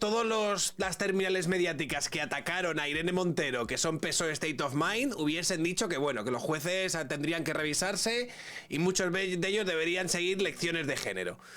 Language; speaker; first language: Spanish; native; Spanish